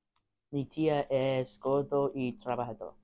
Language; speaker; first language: Spanish; non-native, learner; English